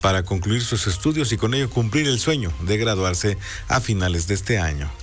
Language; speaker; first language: Spanish; native; Spanish